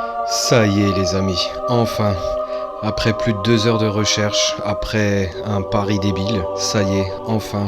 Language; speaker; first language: French; native; French